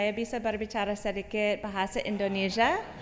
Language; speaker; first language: Indonesian; non-native, learner; English